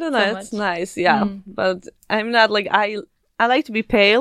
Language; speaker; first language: English; non-native, fluent; Swedish